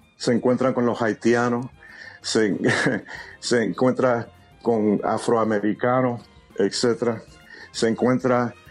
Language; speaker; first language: Spanish; early bilingual, heritage; Spanish